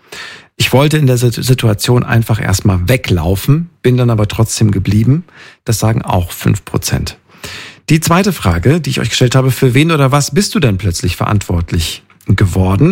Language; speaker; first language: German; native; German